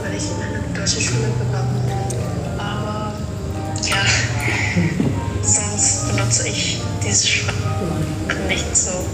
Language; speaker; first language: German; non-native, fluent; Indonesian